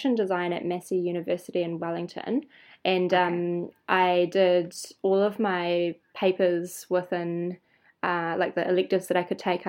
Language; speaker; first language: English; native; English